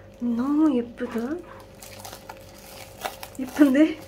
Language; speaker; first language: Korean; non-native, learner; Kazakh